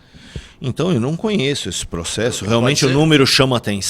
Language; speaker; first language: Portuguese; native; Portuguese